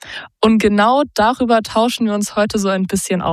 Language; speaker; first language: German; native; German